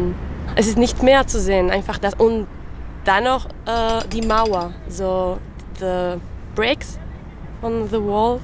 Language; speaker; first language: German; non-native, learner; French